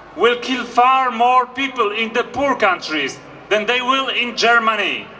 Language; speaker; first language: English; non-native, fluent; Polish